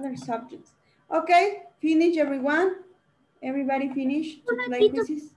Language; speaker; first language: English; non-native, learner; Spanish